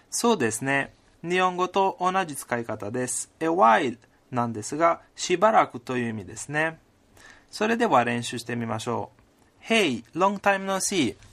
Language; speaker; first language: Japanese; non-native, fluent; Italian